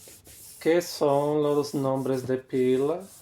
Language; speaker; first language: Spanish; non-native, fluent; Portuguese